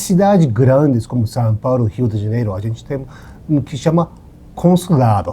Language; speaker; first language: Portuguese; non-native, learner; Japanese